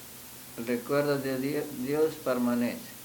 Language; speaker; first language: Spanish; non-native, fluent; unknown